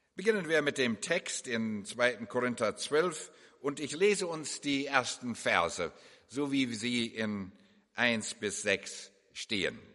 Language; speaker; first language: German; early bilingual, heritage; English